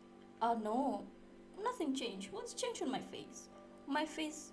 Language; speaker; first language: English; non-native, learner; Indonesian